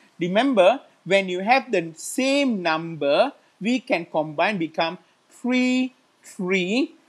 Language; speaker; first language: English; non-native, local second language; Malay